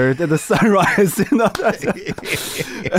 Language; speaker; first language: English; non-native, fluent; Chinese